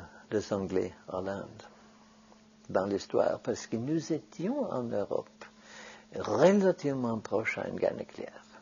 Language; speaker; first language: French; non-native, fluent; Norwegian